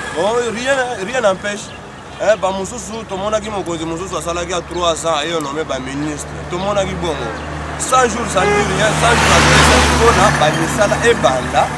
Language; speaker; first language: Lingala; native; Lingala